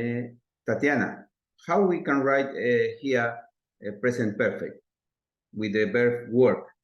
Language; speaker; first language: English; non-native, learner; Spanish